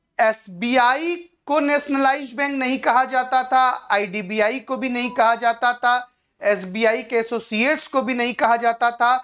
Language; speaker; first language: Hindi; native; Hindi